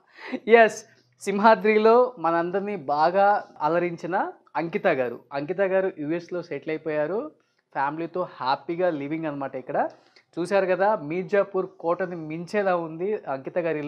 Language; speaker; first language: Telugu; native; Telugu